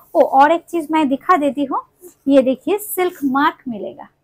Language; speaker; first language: Hindi; non-native, local second language; Bangla